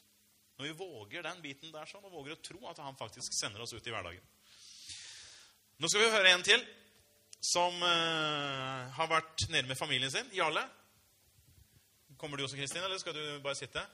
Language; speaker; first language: Norwegian; native; Norwegian